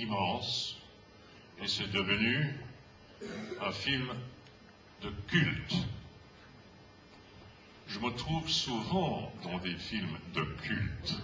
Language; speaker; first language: French; non-native, fluent; English